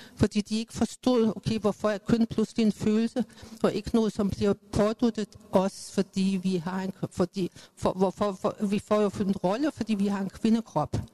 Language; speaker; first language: Danish; native; Danish